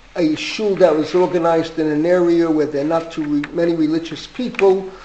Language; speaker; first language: English; native; English